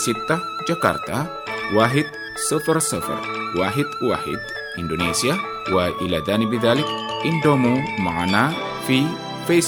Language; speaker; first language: Arabic; non-native, fluent; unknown